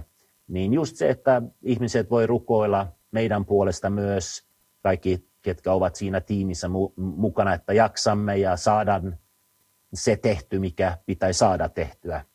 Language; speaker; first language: Finnish; non-native, fluent; Swedish